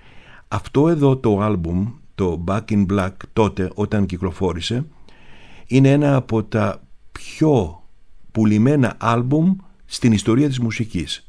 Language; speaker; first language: Greek; native; Greek